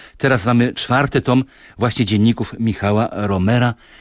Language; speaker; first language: Polish; native; Polish